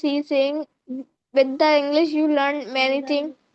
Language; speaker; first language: English; non-native, learner; Hindi